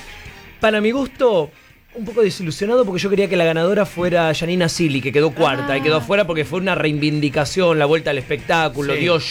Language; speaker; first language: Spanish; native; Spanish